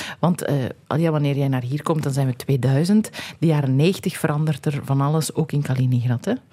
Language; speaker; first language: Dutch; native; Dutch